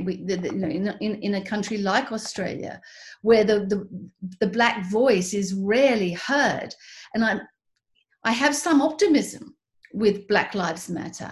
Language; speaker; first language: English; native; English